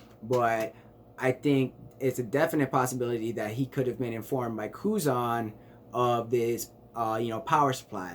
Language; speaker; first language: English; native; English